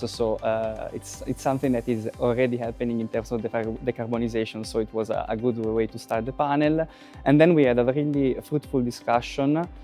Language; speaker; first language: English; non-native, fluent; Italian